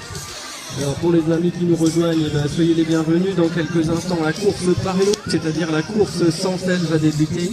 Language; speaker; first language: French; native; French